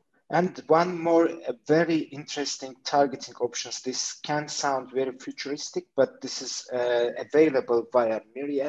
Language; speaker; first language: English; non-native, fluent; Turkish